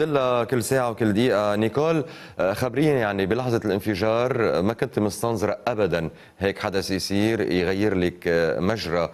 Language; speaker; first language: Arabic; native; Arabic